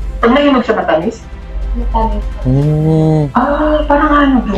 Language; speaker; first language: Filipino; non-native, local second language; Cebuano